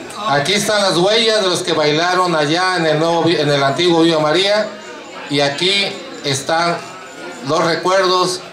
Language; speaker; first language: Spanish; native; Spanish